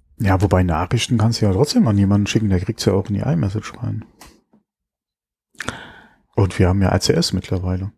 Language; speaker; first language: German; native; German